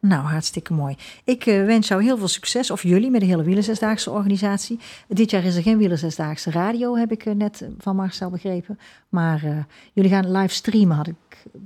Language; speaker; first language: Dutch; native; Dutch